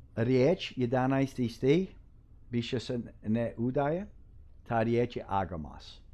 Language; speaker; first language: Croatian; early bilingual, heritage; Croatian